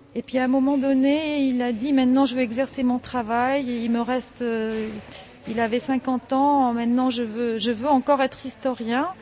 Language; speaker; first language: French; early bilingual, heritage; French